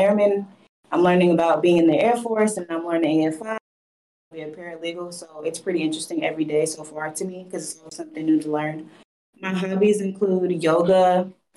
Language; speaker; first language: English; native; English